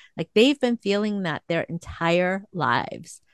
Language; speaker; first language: English; early bilingual, other home language; Korean